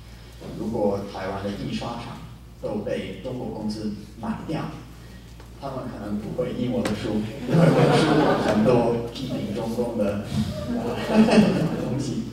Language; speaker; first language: Chinese; non-native, fluent; English